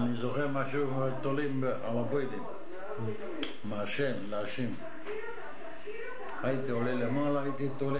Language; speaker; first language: Hebrew; non-native, fluent; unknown